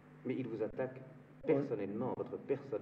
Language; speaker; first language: French; native; French